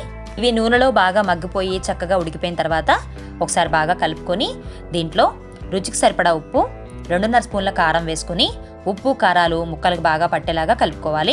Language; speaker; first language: Telugu; native; Telugu